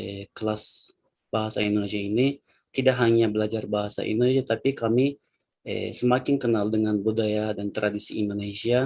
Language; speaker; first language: Indonesian; non-native, learner; Turkish